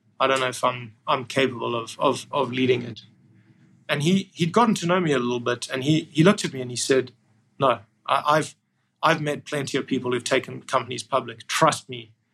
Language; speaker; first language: English; native; English